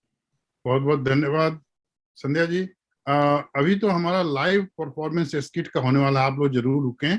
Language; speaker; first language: Hindi; native; Hindi